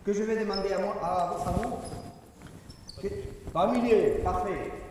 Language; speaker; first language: French; non-native, learner; Spanish